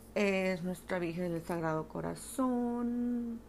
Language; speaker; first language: Spanish; early bilingual, other home language; English